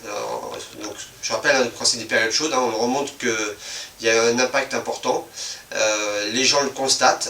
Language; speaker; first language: French; native; French